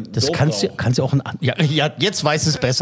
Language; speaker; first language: German; native; German